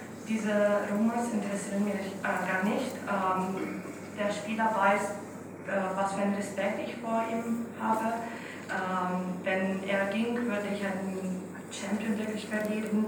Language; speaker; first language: German; non-native, fluent; Italian